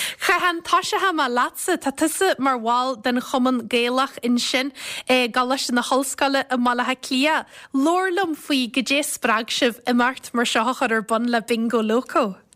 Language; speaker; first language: Irish; native; Irish